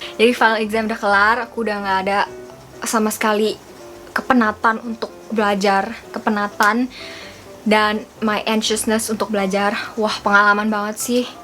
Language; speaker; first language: Indonesian; native; Indonesian